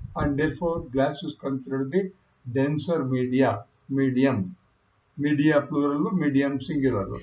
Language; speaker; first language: English; non-native, local second language; Kannada